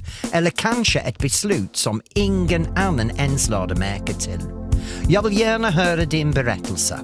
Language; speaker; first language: Swedish; non-native, fluent; English